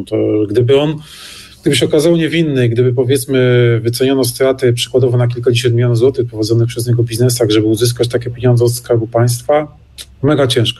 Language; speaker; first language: Polish; native; Polish